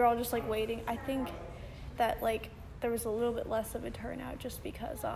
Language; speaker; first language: English; native; English